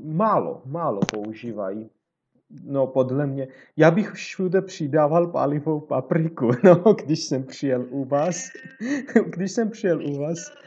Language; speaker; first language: Czech; non-native, fluent; Georgian